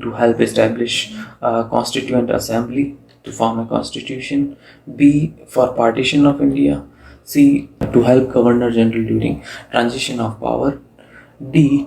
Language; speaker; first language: English; non-native, local second language; Hindi